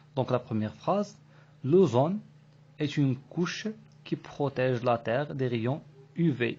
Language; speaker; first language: French; non-native, local second language; Arabic